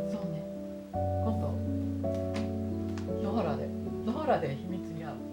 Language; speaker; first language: Japanese; native; Japanese